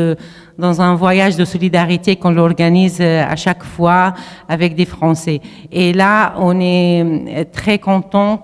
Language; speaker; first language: French; non-native, fluent; Arabic